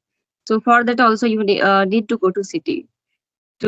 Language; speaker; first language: English; non-native, learner; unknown